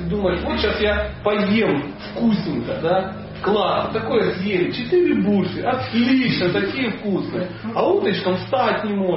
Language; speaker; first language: Russian; native; Russian